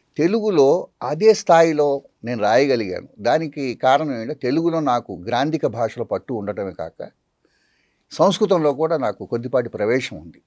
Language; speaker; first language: Telugu; non-native, local second language; Tamil